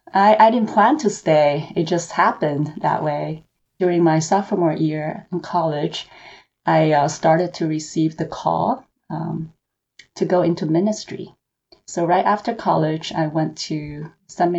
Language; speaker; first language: English; non-native, local second language; Cantonese